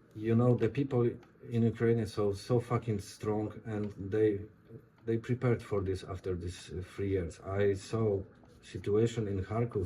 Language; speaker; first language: English; non-native, learner; Polish